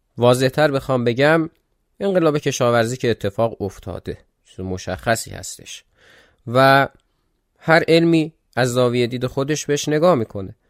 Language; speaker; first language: Persian; non-native, local second language; Azerbaijani